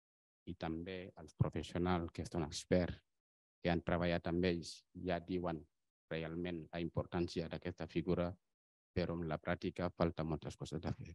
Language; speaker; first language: Catalan; non-native, fluent; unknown